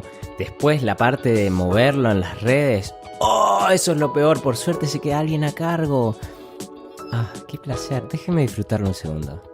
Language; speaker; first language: Spanish; native; Spanish